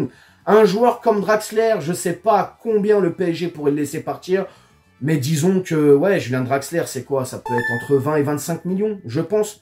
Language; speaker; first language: French; native; French